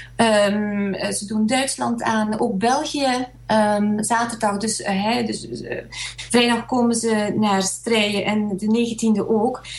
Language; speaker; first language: Dutch; early bilingual, other home language; Hungarian